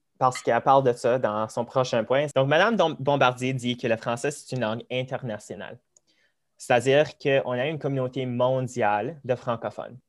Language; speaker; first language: French; early bilingual, other home language; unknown